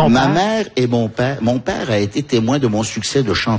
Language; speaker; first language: French; early bilingual, other home language; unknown